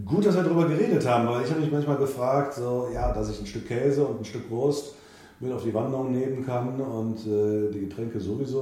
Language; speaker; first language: German; native; German